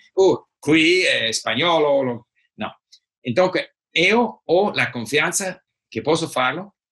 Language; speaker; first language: Italian; non-native, learner; English